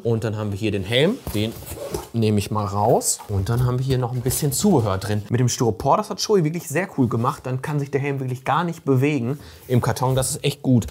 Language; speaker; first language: German; native; German